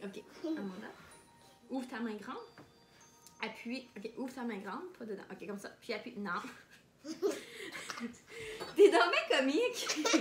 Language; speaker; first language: French; native; French